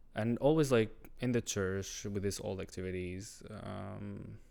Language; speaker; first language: English; non-native, learner; Arabic